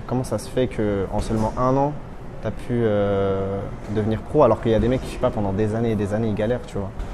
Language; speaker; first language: French; native; French